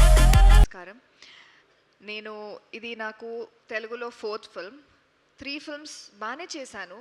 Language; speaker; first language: Telugu; non-native, local second language; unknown